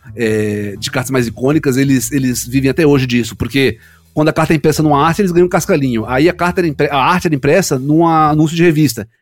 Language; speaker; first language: Portuguese; native; Portuguese